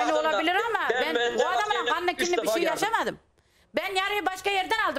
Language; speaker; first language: Turkish; native; Turkish